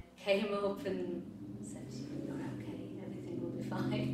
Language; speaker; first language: English; native; English